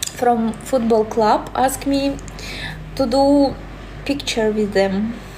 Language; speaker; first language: English; non-native, learner; Russian